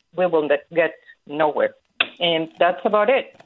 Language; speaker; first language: English; native; English